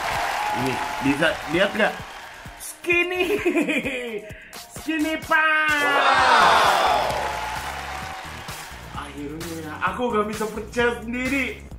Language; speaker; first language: Indonesian; non-native, fluent; Japanese